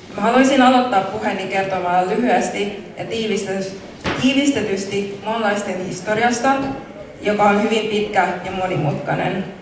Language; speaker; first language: Finnish; early bilingual, other home language; Mon